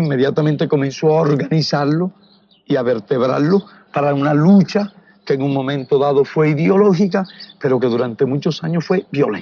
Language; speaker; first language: Spanish; native; Spanish